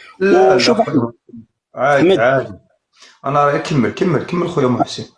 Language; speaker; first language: Arabic; native; Arabic